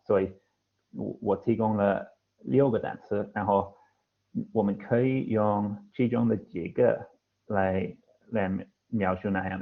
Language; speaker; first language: Chinese; non-native, fluent; English